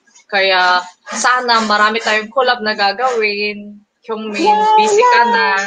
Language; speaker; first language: Filipino; native; Filipino